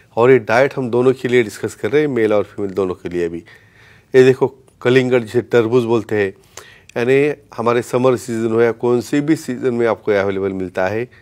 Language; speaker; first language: Hindi; non-native, local second language; Marathi